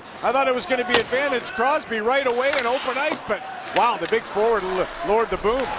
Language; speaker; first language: English; native; English